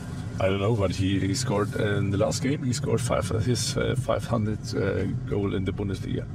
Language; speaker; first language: English; non-native, fluent; German